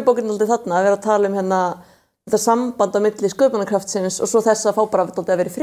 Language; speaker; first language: Icelandic; native; Icelandic